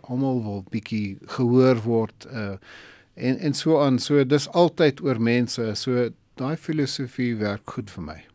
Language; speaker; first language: Afrikaans; non-native, local second language; English